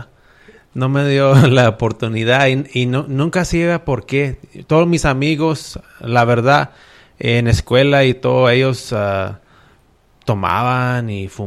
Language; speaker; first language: Spanish; non-native, fluent; English